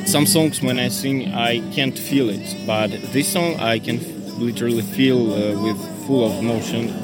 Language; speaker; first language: English; non-native, learner; Ukrainian